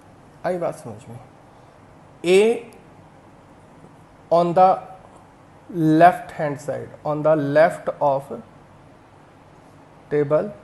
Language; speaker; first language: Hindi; native; Hindi